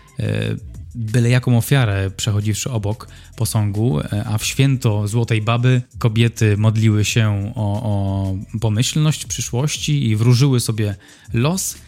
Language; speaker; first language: Polish; native; Polish